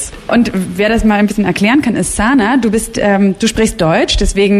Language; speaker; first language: German; native; German